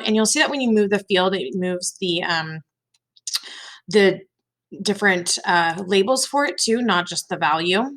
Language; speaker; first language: English; native; English